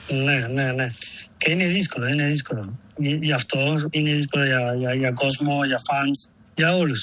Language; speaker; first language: Greek; non-native, learner; Spanish